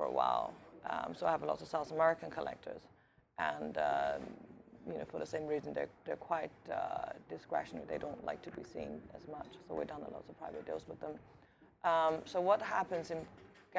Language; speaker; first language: English; native; English